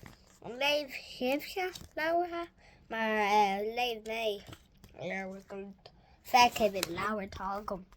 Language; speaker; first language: Irish; non-native, learner; English